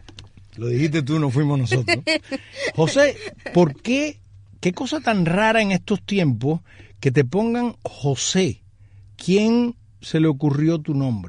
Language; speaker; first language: Spanish; native; Spanish